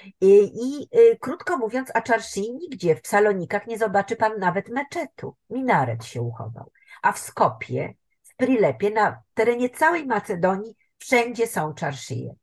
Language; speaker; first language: Polish; native; Polish